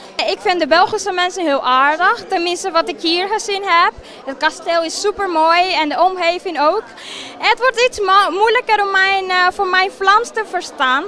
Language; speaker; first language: Dutch; non-native, fluent; Spanish